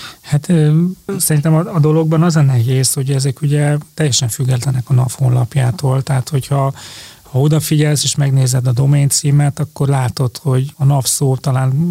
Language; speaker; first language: Hungarian; native; Hungarian